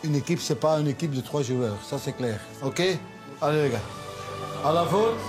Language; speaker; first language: French; non-native, local second language; Dutch